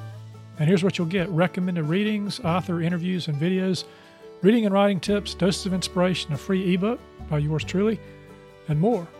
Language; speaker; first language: English; native; English